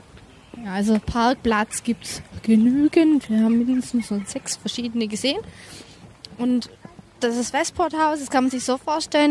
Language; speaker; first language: German; native; German